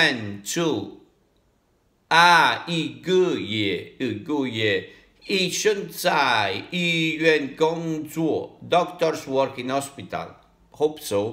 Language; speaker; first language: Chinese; non-native, learner; Italian